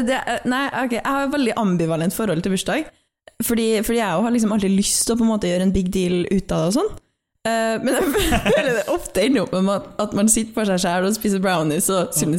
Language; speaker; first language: Norwegian; native; Norwegian